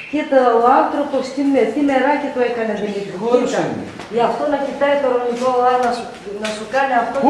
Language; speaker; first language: Greek; non-native, learner; Bulgarian